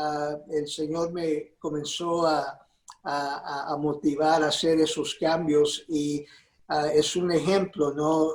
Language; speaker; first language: Spanish; early bilingual, heritage; Spanish